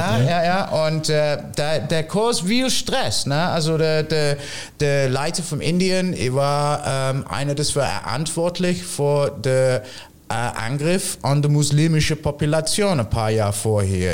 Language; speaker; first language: German; non-native, fluent; English